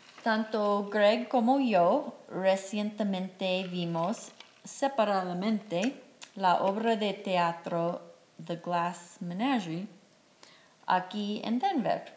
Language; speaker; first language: Spanish; non-native, fluent; English